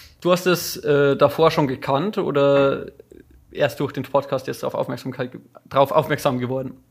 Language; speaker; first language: German; native; German